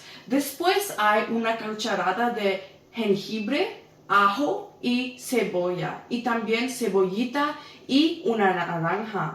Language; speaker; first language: Spanish; non-native, learner; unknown